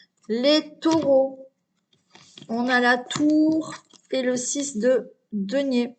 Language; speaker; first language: French; native; French